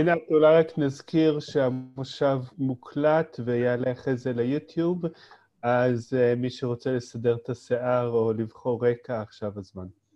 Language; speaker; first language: Hebrew; native; Hebrew